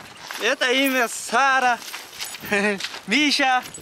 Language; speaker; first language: Russian; non-native, local second language; Uzbek